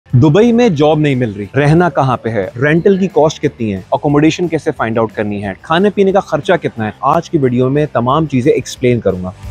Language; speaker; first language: Urdu; native; Urdu